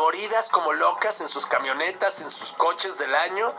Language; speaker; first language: Spanish; native; Spanish